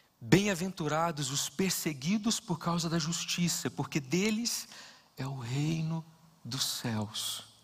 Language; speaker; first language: Portuguese; native; Portuguese